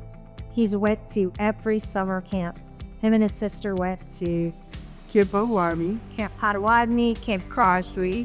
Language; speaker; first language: English; native; English